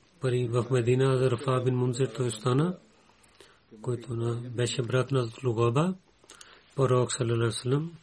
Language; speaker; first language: Bulgarian; non-native, learner; Urdu